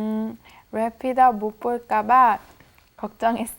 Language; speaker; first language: Korean; non-native, learner; English